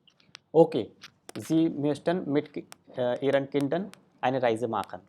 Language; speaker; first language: German; non-native, fluent; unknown